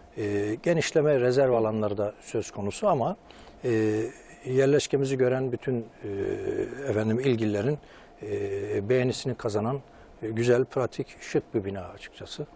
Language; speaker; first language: Turkish; native; Turkish